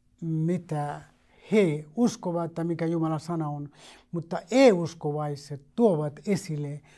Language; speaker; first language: Finnish; non-native, fluent; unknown